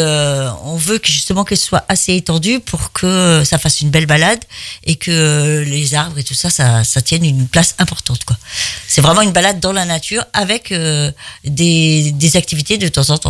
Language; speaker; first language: French; native; French